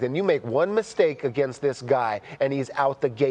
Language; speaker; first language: English; native; English